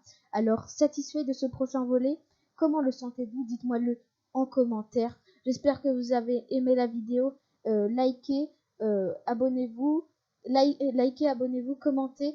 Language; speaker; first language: French; native; French